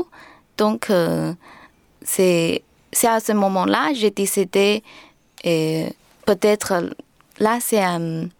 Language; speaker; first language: French; non-native, learner; Chinese